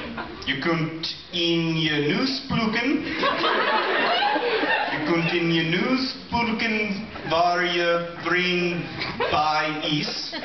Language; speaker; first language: Dutch; non-native, learner; English